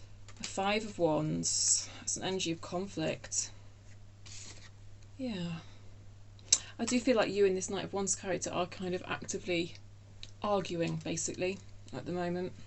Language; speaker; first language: English; native; English